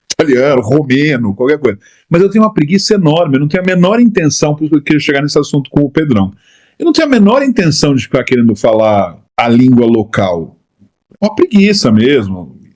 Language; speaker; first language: Portuguese; native; Portuguese